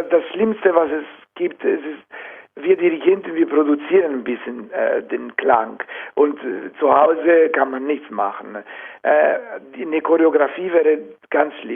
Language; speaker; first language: German; non-native, fluent; Italian